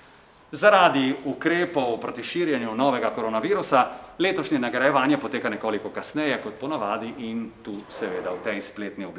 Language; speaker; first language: Slovenian; native; Slovenian